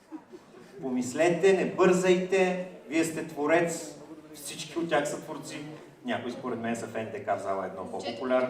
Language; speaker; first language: Bulgarian; native; Bulgarian